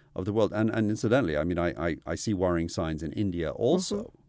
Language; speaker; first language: English; native; English